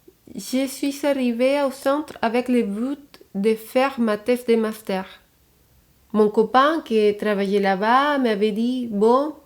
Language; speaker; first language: French; non-native, fluent; Spanish